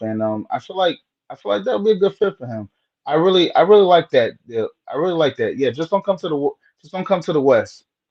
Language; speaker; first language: English; native; English